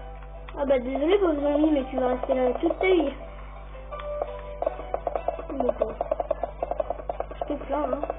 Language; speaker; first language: French; native; French